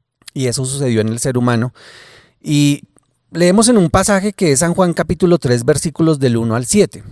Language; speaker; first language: Spanish; native; Spanish